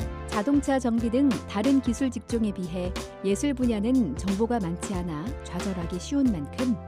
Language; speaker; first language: Korean; native; Korean